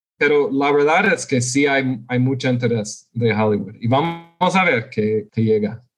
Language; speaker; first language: Spanish; non-native, fluent; English